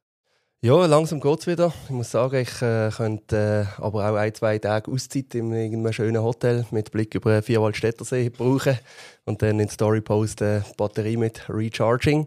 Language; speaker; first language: German; native; German